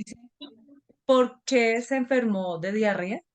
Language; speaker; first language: Spanish; native; Spanish